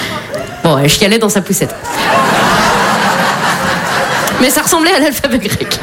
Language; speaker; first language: French; native; French